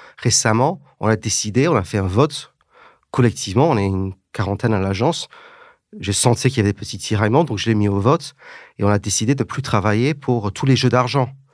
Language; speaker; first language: French; early bilingual, heritage; English